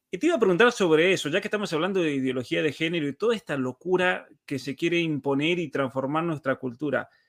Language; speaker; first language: Spanish; native; Spanish